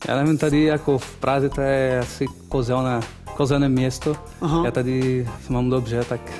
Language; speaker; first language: Czech; non-native, learner; Portuguese